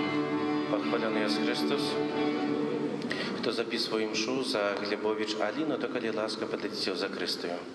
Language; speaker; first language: Belarusian; native; Belarusian